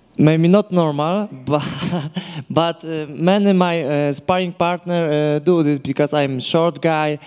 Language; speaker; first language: English; non-native, learner; Polish